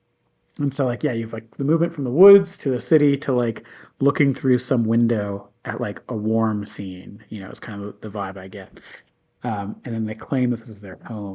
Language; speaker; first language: English; native; English